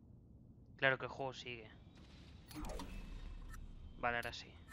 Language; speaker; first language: Spanish; native; Spanish